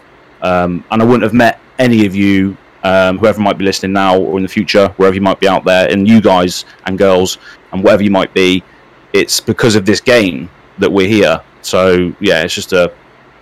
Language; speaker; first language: English; native; English